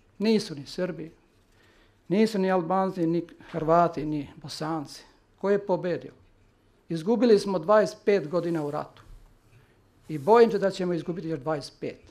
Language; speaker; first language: Serbian; non-native, local second language; Albanian